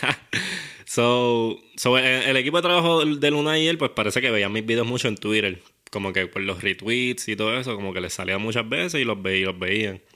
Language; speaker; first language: Spanish; native; Spanish